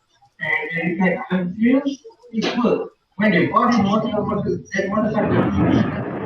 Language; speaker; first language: English; non-native, local second language; Malay